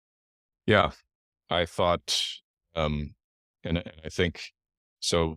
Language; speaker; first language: English; native; English